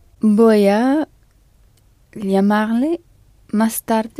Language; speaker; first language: Spanish; non-native, learner; French